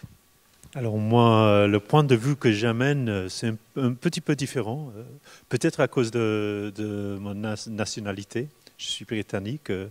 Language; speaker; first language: French; non-native, fluent; English